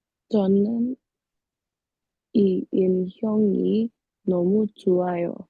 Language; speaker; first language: Korean; non-native, learner; Indonesian